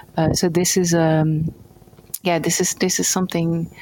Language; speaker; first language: English; non-native, fluent; Dutch